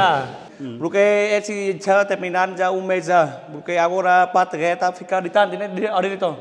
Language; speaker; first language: Portuguese; non-native, learner; Vietnamese